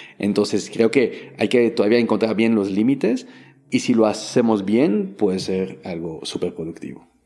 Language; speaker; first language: Spanish; non-native, fluent; French